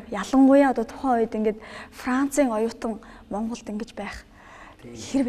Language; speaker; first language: Mongolian; native; Mongolian